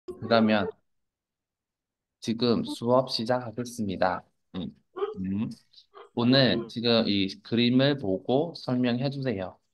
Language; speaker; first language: Korean; non-native, fluent; Vietnamese